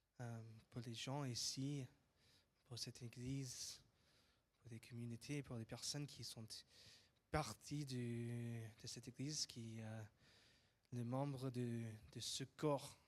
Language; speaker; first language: French; non-native, fluent; English